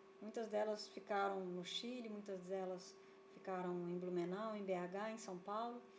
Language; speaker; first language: Portuguese; native; Portuguese